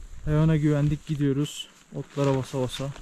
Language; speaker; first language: Turkish; native; Turkish